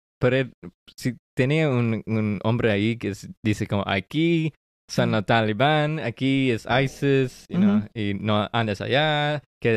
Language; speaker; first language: Spanish; early bilingual, heritage; English